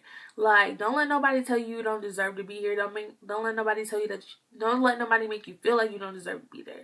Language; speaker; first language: English; native; English